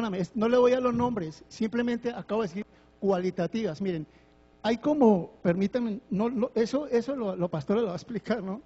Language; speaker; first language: Spanish; native; Spanish